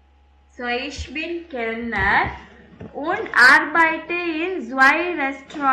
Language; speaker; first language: German; non-native, fluent; Tamil